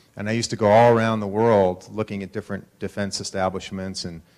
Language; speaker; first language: English; native; English